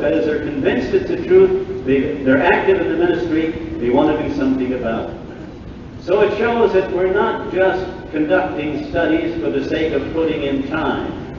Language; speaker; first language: English; native; English